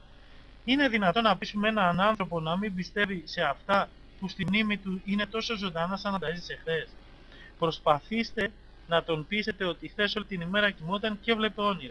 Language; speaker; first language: Greek; native; Greek